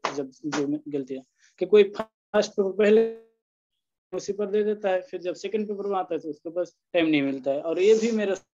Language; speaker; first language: Hindi; non-native, local second language; Bangla